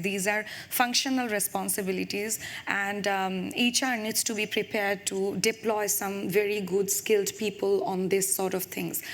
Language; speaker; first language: English; non-native, local second language; Bangla